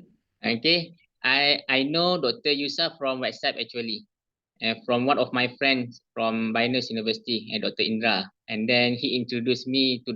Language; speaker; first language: English; non-native, fluent; Malay